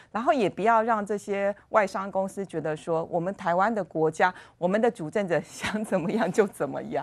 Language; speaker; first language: Chinese; native; Chinese